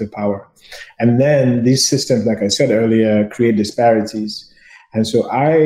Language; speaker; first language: English; non-native, local second language; Yoruba